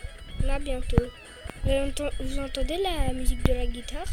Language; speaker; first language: French; native; French